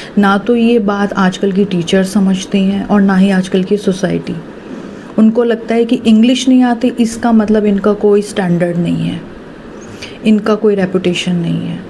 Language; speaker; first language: Hindi; native; Hindi